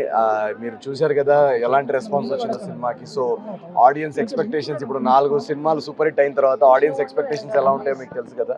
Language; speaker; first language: Telugu; native; Telugu